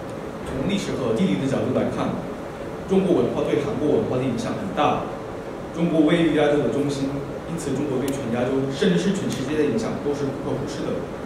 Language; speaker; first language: Chinese; non-native, fluent; Korean